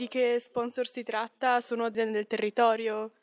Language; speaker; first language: Italian; native; Italian